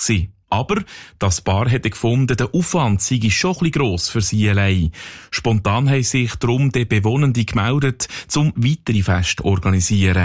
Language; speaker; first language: German; native; German